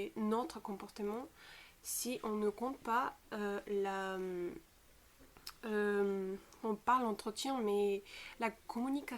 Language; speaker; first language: French; non-native, fluent; Bulgarian